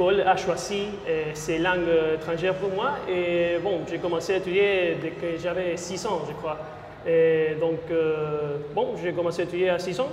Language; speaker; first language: French; non-native, fluent; Spanish